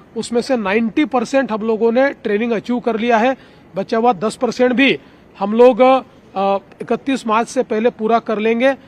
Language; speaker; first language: Hindi; non-native, local second language; Marathi